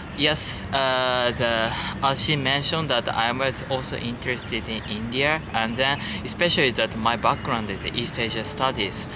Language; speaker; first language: English; non-native, learner; Japanese